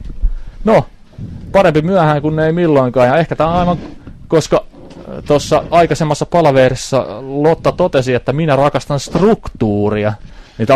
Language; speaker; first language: Finnish; native; Finnish